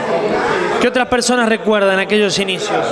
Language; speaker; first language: Spanish; native; Spanish